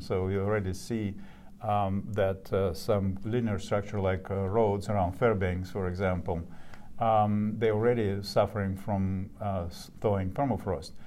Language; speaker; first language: English; non-native, fluent; Russian